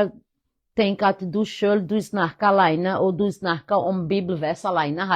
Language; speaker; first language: Norwegian; non-native, fluent; Portuguese